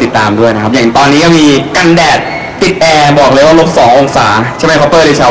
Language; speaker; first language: Thai; native; Thai